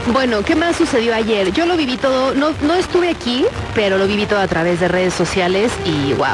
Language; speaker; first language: Spanish; native; Spanish